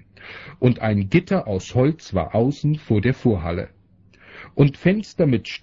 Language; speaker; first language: German; native; German